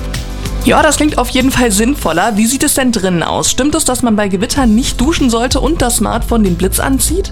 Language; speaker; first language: German; native; German